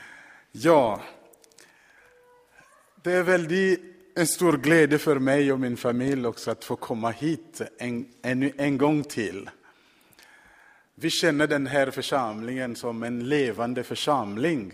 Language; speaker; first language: Swedish; non-native, fluent; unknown